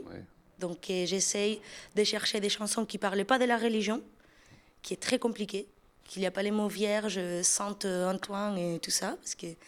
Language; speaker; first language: French; non-native, fluent; Spanish